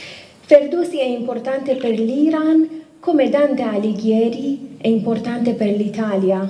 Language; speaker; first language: Italian; non-native, fluent; Persian